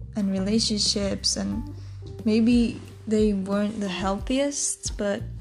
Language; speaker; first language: English; non-native, fluent; Icelandic